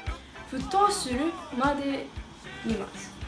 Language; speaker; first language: Japanese; non-native, learner; English